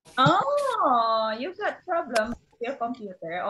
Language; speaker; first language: English; non-native, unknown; Indonesian